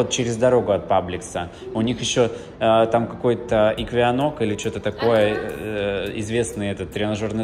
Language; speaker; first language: Russian; native; Russian